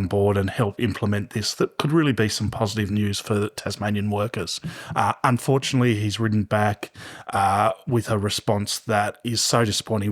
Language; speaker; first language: English; native; English